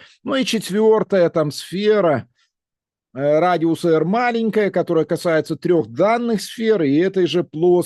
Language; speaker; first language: Russian; native; Russian